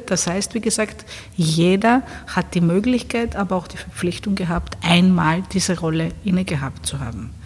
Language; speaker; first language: German; non-native, fluent; Greek